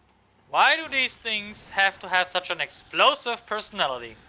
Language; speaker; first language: English; native; English